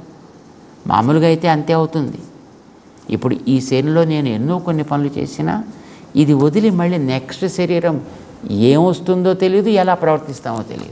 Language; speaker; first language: Telugu; native; Telugu